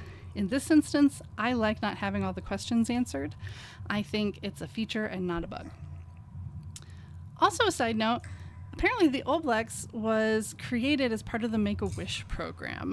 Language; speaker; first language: English; native; English